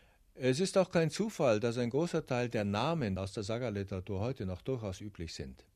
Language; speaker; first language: German; native; German